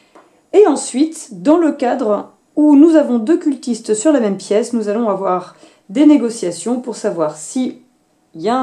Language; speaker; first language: French; native; French